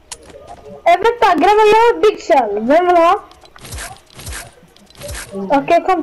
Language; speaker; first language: Swedish; early bilingual, other home language; Turkish